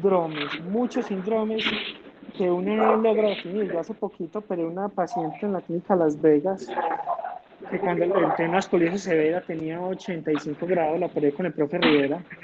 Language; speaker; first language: Spanish; native; Spanish